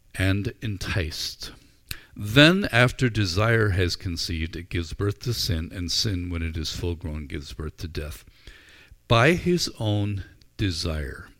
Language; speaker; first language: English; native; English